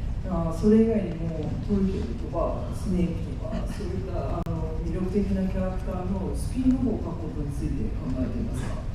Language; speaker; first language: Japanese; native; Japanese